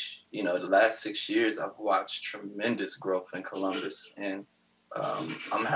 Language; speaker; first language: English; native; English